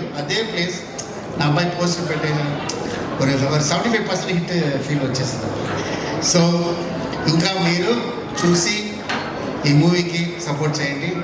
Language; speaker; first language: Telugu; non-native, learner; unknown